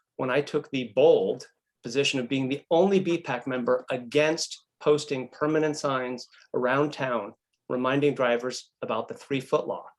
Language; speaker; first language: English; native; English